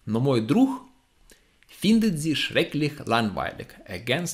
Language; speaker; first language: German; non-native, fluent; Russian